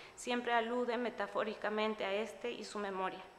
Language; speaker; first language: Spanish; native; Spanish